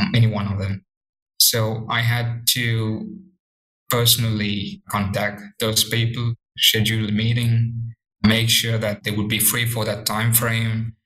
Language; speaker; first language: English; non-native, fluent; Morisyen